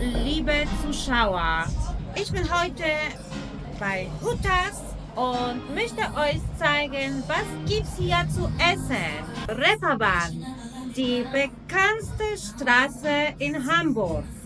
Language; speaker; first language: German; non-native, learner; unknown